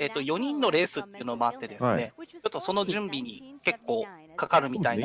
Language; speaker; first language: Japanese; native; Japanese